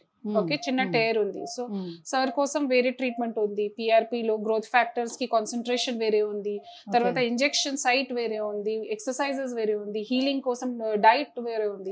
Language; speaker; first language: Telugu; non-native, learner; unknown